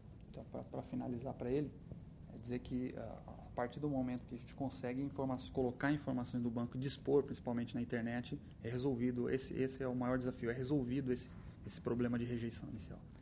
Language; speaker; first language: Portuguese; native; Portuguese